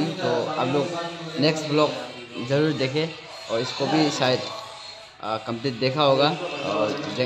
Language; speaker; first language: Hindi; non-native, local second language; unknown